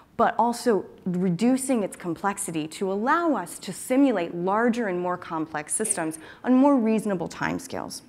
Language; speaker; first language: English; native; English